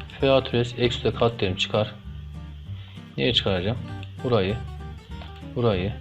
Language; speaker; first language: Turkish; native; Turkish